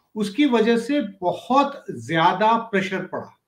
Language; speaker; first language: Hindi; native; Hindi